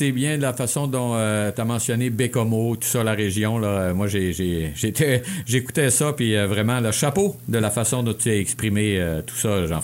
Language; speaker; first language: French; native; French